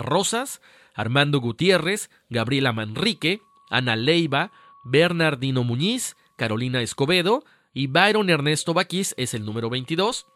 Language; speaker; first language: Spanish; native; Spanish